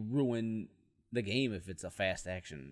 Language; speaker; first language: English; native; English